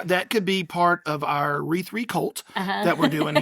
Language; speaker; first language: English; native; English